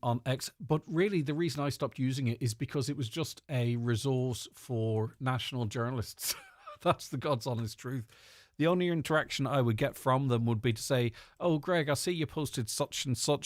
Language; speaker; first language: English; native; English